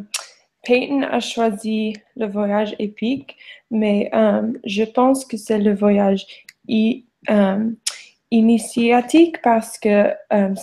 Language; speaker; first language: French; non-native, learner; English